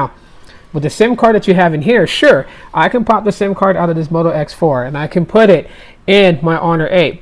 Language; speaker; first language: English; native; English